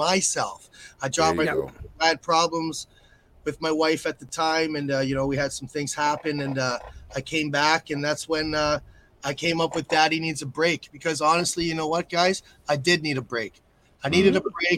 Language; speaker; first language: English; native; English